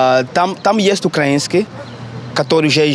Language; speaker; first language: Russian; non-native, learner; Portuguese